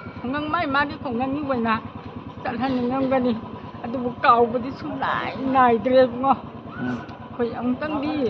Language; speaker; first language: Manipuri; native; Manipuri